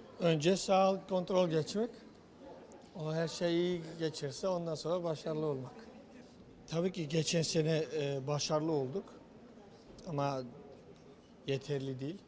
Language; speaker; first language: Turkish; non-native, fluent; Georgian